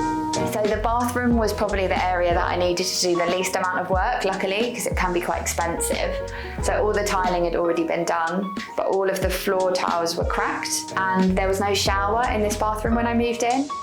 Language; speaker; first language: English; native; English